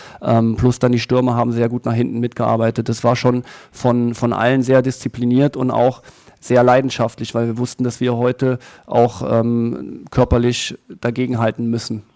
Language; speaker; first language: German; native; German